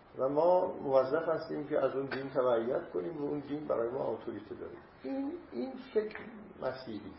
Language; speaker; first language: Persian; non-native, local second language; Azerbaijani